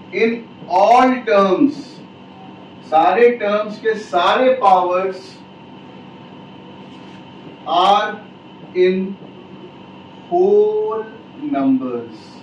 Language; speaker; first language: Hindi; native; Hindi